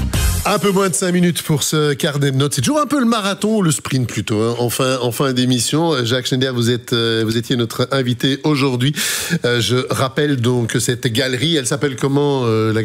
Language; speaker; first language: French; native; French